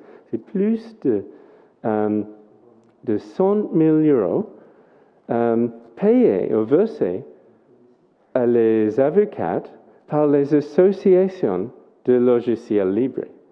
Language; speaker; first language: French; non-native, fluent; English